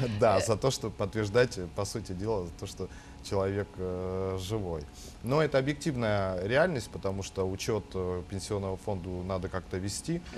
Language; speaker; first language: Russian; native; Russian